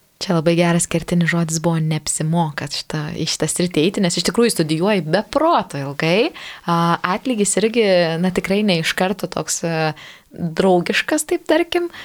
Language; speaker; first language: Lithuanian; native; Lithuanian